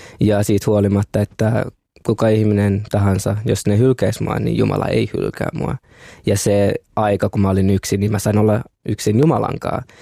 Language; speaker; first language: Finnish; early bilingual, other home language; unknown